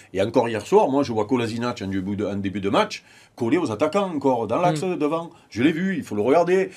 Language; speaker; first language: French; native; French